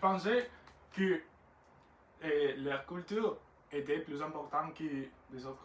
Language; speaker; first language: French; non-native, learner; Spanish